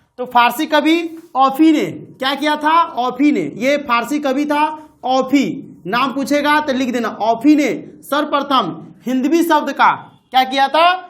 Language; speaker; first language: Hindi; native; Hindi